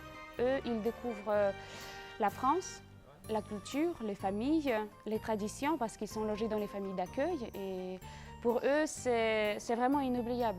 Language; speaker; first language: French; non-native, local second language; Ukrainian